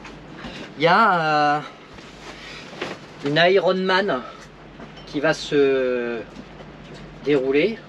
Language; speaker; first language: French; native; French